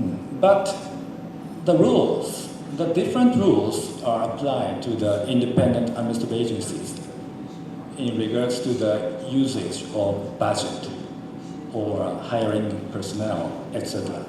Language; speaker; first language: English; non-native, fluent; Japanese